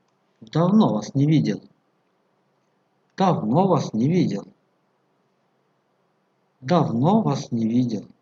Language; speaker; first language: Russian; non-native, fluent; Tajik